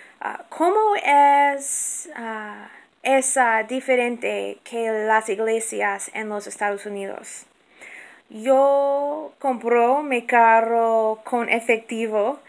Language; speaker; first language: Spanish; non-native, learner; English